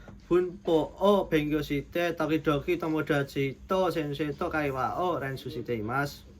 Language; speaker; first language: Japanese; non-native, learner; Indonesian